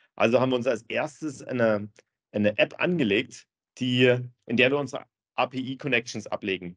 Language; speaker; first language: German; native; German